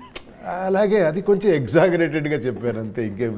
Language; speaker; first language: Telugu; non-native, local second language; Kannada